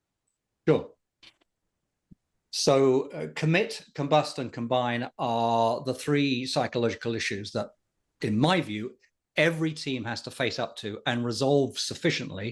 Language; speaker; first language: English; native; English